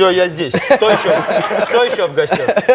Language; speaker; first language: Russian; non-native, local second language; Armenian